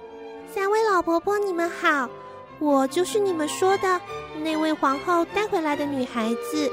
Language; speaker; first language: Chinese; native; Chinese